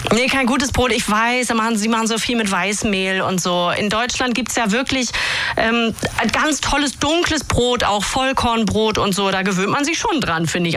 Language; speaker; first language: German; native; German